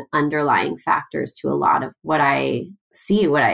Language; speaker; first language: English; native; English